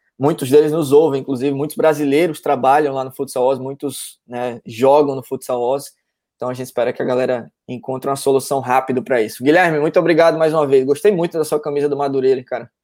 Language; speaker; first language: Portuguese; native; Portuguese